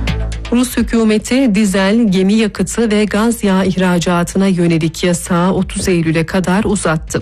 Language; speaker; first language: Turkish; native; Turkish